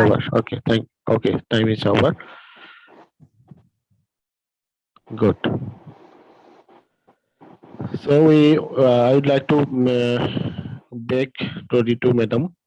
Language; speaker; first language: English; non-native, learner; Bangla